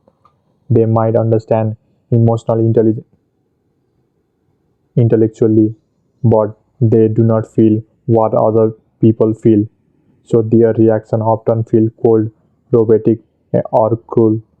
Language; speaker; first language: English; non-native, fluent; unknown